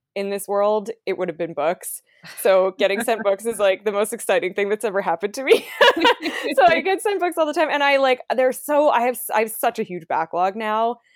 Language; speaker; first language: English; native; English